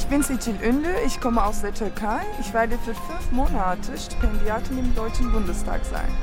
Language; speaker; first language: German; non-native, fluent; Turkish